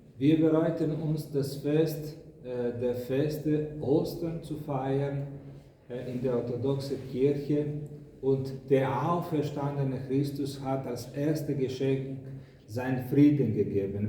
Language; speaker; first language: German; non-native, fluent; Greek